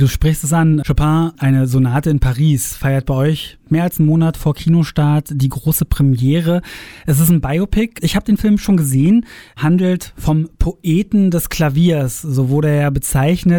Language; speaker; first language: German; native; German